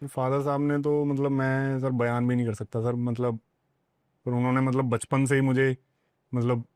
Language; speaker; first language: Hindi; non-native, local second language; Punjabi